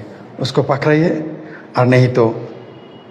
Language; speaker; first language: Hindi; non-native, fluent; Bangla